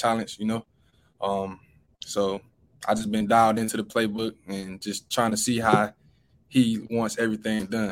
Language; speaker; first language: English; native; English